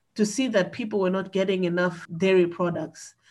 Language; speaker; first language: English; non-native, local second language; Nyanja